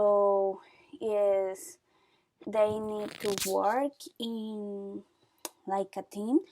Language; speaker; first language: English; non-native, learner; Spanish